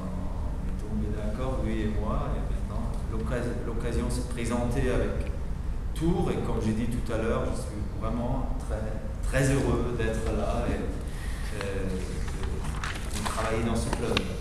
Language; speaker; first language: French; non-native, fluent; German